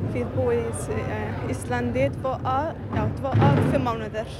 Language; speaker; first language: Icelandic; non-native, learner; Arabic